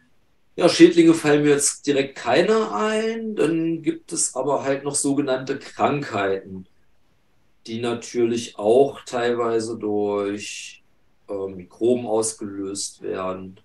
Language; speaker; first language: German; native; German